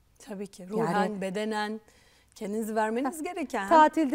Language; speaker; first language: Turkish; native; Turkish